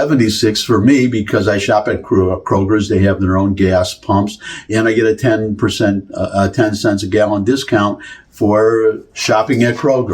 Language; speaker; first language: English; native; English